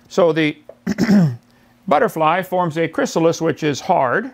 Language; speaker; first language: English; native; English